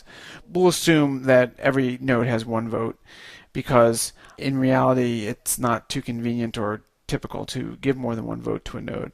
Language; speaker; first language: English; native; English